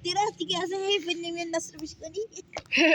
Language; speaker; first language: Persian; native; Persian